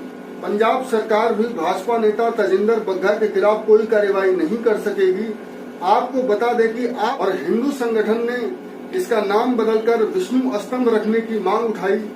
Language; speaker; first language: Hindi; native; Hindi